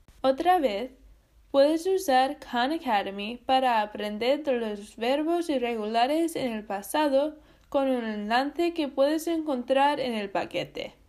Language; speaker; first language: Spanish; non-native, learner; English